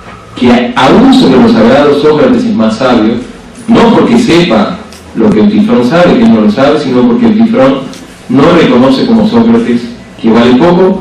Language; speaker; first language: Spanish; native; Spanish